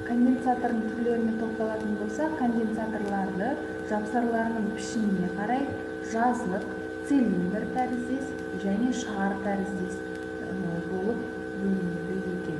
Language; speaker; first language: Kazakh; native; Kazakh